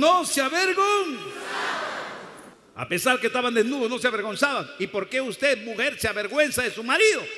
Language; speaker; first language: Spanish; native; Spanish